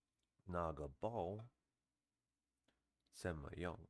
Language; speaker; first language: Chinese; non-native, learner; English